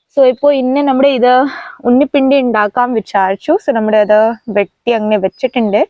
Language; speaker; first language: Malayalam; native; Malayalam